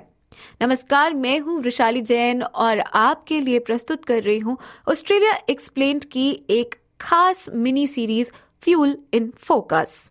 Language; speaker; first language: Hindi; native; Hindi